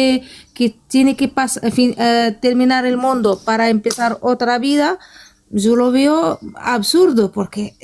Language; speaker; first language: Spanish; non-native, fluent; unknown